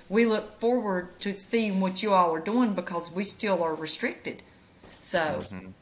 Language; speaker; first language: English; native; English